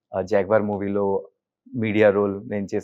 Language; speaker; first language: Telugu; non-native, learner; Hindi